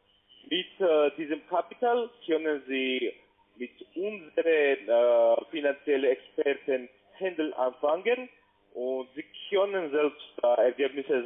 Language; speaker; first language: German; non-native, learner; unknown